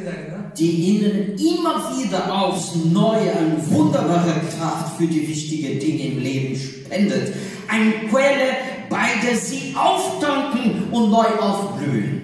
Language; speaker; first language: German; non-native, learner; Portuguese